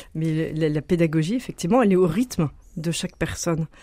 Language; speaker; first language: French; native; French